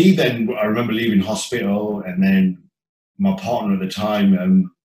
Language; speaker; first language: English; native; English